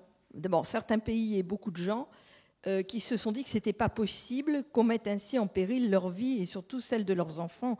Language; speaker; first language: French; native; French